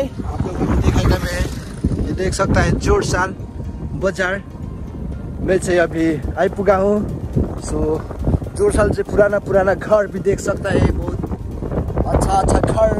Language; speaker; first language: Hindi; non-native, learner; Nepali